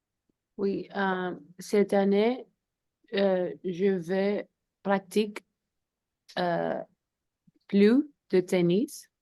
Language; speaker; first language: French; non-native, learner; Spanish